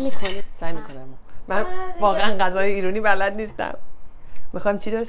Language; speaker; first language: Persian; early bilingual, heritage; Persian